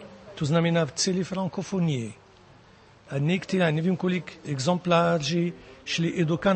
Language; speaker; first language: Czech; non-native, learner; French